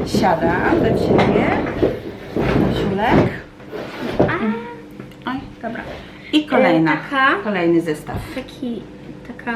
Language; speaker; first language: Polish; native; Polish